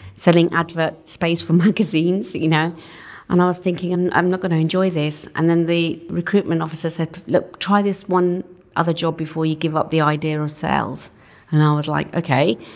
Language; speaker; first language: English; non-native, local second language; Punjabi